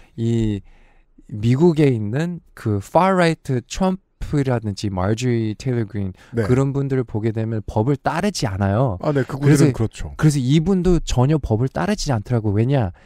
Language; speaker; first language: Korean; early bilingual, heritage; Korean